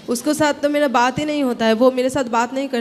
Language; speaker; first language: Hindi; non-native, local second language; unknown